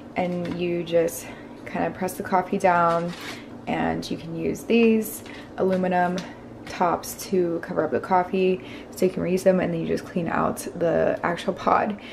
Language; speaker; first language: English; native; English